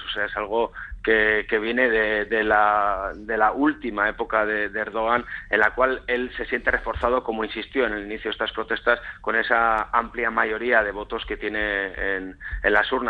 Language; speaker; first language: Spanish; native; Spanish